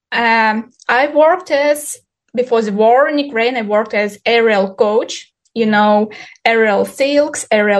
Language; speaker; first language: English; non-native, fluent; Ukrainian